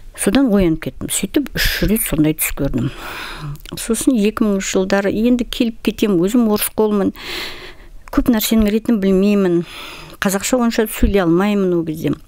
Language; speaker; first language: Kazakh; non-native, local second language; Russian